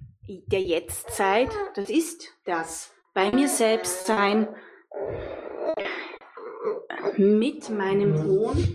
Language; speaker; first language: German; native; German